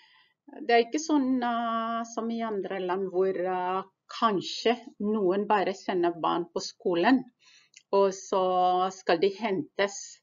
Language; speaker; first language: Norwegian; non-native, fluent; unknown